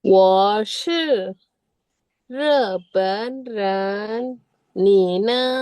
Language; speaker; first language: Chinese; non-native, learner; Indonesian